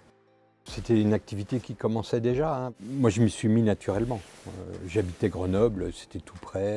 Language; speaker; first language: French; native; French